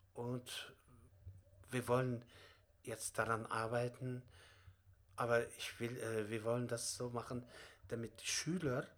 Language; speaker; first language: German; non-native, fluent; Russian